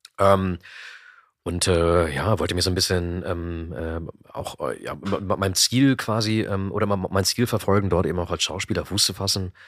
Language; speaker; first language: German; native; German